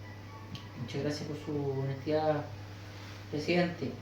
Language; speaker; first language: Spanish; native; Spanish